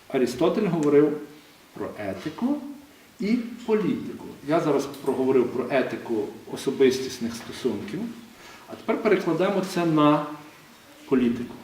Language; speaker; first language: Ukrainian; native; Ukrainian